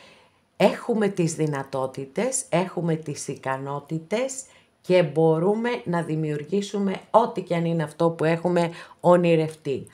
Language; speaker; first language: Greek; native; Greek